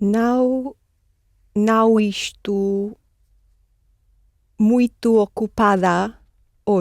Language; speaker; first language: Portuguese; non-native, learner; English